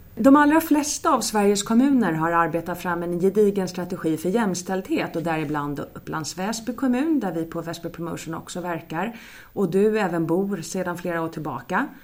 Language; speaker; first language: Swedish; native; Swedish